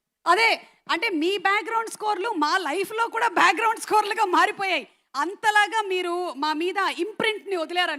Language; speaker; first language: Telugu; native; Telugu